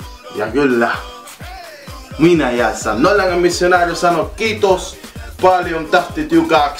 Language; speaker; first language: Finnish; non-native, learner; Spanish